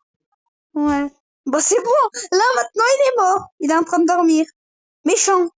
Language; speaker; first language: French; native; French